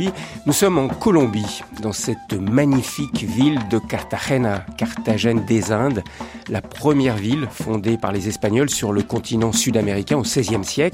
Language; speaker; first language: French; native; French